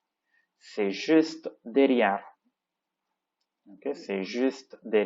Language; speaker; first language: French; non-native, fluent; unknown